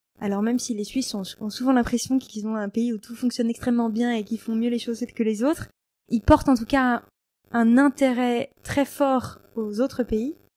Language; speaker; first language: French; native; French